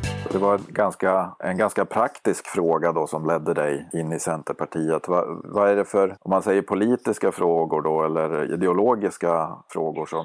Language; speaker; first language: Swedish; native; Swedish